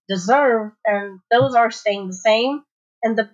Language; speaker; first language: English; non-native, fluent; Portuguese